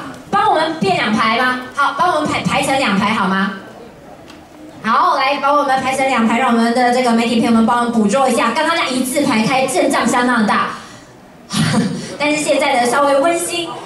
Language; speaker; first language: Chinese; native; Chinese